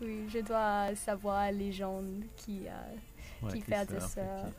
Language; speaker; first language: French; non-native, learner; English